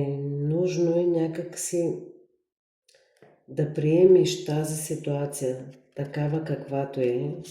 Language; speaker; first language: Bulgarian; native; Bulgarian